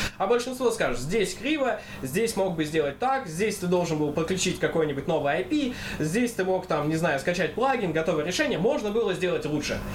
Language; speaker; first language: Russian; non-native, local second language; Kazakh